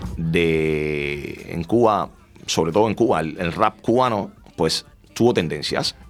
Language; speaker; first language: Spanish; native; Spanish